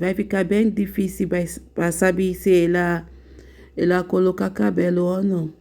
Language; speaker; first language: Portuguese; non-native, learner; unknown